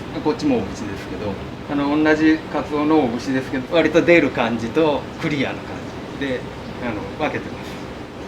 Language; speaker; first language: Japanese; native; Japanese